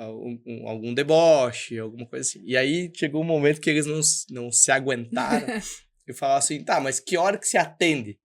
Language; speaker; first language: Portuguese; native; Portuguese